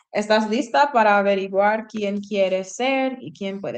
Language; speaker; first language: Spanish; non-native, learner; English